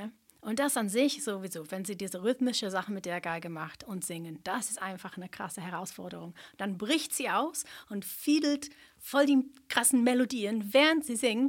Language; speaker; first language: German; non-native, fluent; English